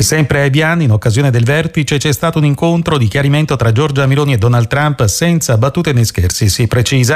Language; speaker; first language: Italian; native; Italian